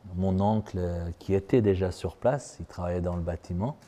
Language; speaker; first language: French; non-native, fluent; Persian